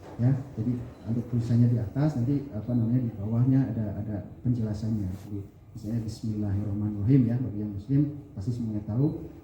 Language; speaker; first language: Indonesian; non-native, local second language; Sundanese